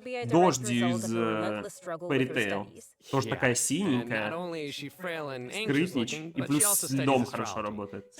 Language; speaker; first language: Russian; native; Russian